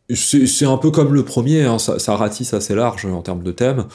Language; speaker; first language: French; native; French